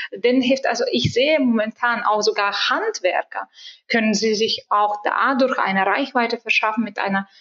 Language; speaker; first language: German; non-native, fluent; Bulgarian